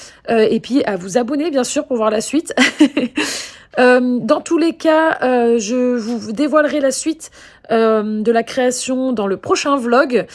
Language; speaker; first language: French; native; French